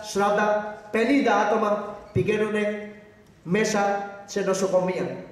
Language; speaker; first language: Greek; non-native, learner; Urdu